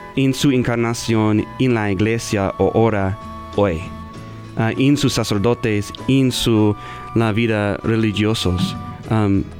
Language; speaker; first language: Spanish; non-native, learner; English